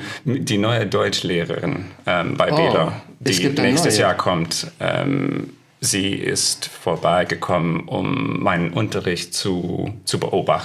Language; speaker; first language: German; non-native, fluent; English